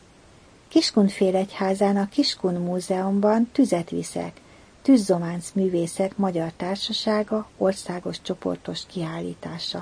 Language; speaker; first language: Hungarian; native; Hungarian